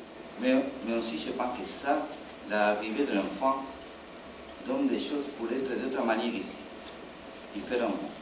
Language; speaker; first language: French; non-native, learner; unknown